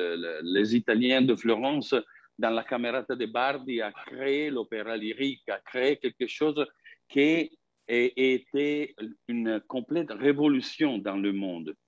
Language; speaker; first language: French; non-native, fluent; Italian